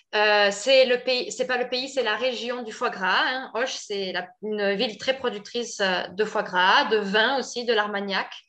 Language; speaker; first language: French; native; French